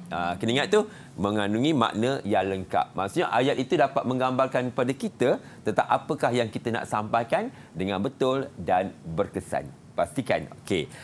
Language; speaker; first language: Malay; native; Malay